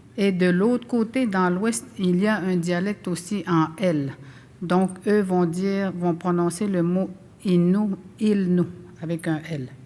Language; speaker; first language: French; non-native, local second language; Innu-aimun